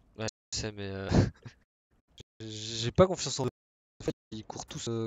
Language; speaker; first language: French; native; French